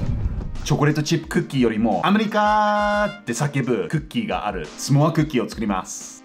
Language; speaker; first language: Japanese; non-native, fluent; English